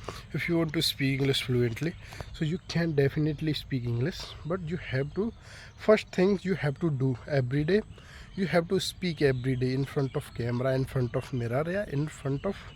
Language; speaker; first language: English; non-native, local second language; Hindi